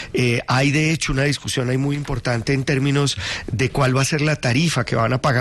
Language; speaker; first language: Spanish; native; Spanish